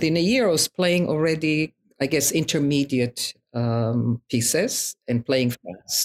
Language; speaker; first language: English; non-native, fluent; Hebrew